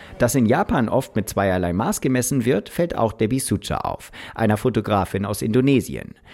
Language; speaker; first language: German; native; German